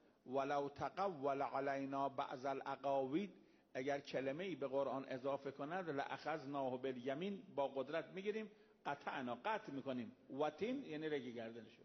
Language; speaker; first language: Persian; native; Persian